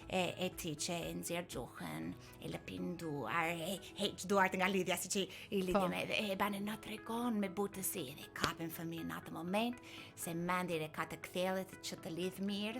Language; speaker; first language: Albanian; non-native, fluent; English